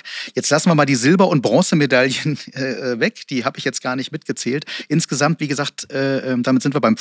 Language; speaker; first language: German; native; German